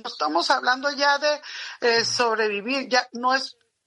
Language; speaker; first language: Spanish; native; Spanish